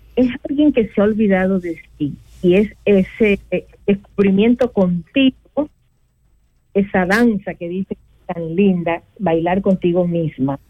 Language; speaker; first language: Spanish; native; Spanish